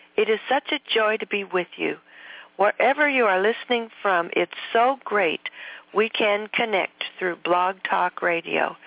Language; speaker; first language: English; native; English